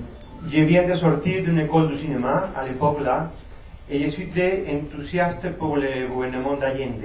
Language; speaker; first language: French; non-native, fluent; Spanish